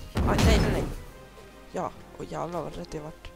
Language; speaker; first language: Swedish; native; Swedish